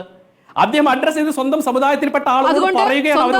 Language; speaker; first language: Malayalam; native; Malayalam